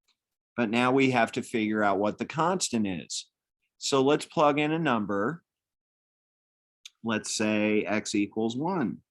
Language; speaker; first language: English; native; English